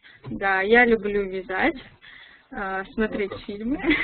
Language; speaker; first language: Russian; native; Russian